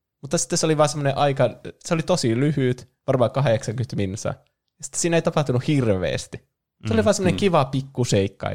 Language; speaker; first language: Finnish; native; Finnish